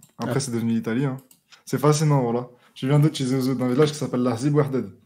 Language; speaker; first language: French; native; French